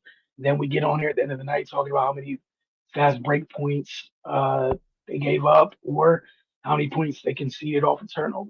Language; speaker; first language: English; native; English